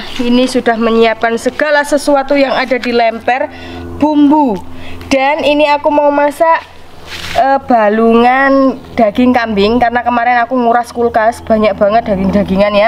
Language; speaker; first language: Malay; non-native, local second language; Javanese